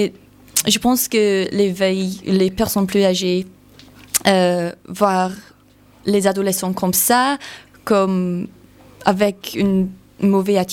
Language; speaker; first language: French; non-native, learner; English